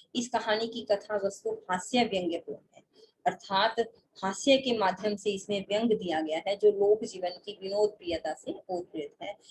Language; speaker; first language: Hindi; native; Hindi